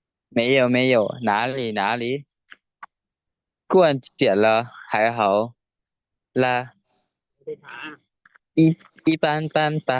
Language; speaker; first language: Chinese; non-native, learner; Lao